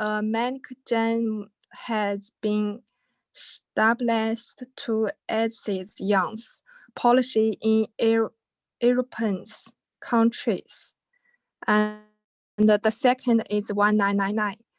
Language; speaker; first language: English; non-native, learner; Chinese